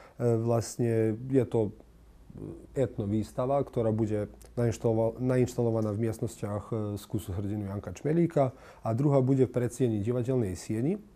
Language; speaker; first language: Slovak; native; Slovak